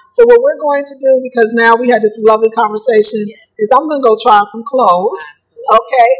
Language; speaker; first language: English; native; English